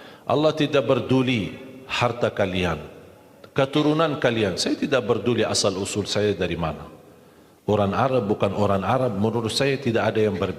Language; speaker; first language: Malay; non-native, fluent; Arabic